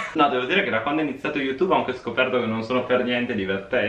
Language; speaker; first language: Italian; native; Italian